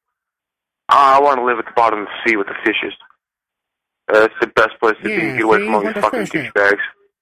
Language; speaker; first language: English; native; English